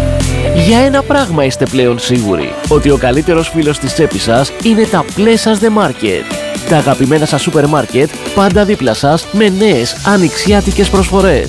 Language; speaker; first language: Greek; native; Greek